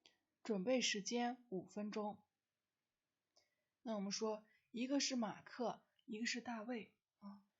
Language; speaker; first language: Chinese; non-native, fluent; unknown